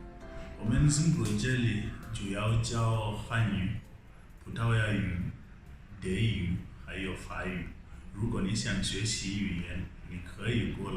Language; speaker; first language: Chinese; non-native, fluent; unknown